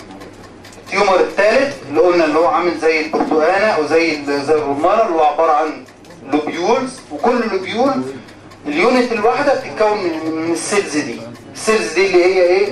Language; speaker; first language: Arabic; native; Arabic